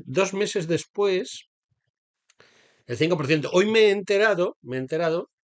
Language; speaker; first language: Spanish; native; Spanish